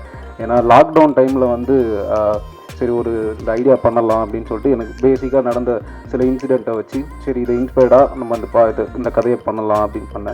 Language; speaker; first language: Tamil; native; Tamil